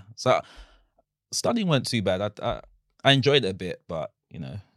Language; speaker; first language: English; early bilingual, other home language; Akan